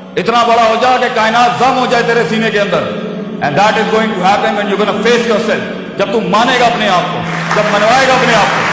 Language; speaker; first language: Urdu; non-native, local second language; Punjabi